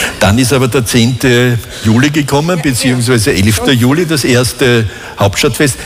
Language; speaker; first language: German; native; German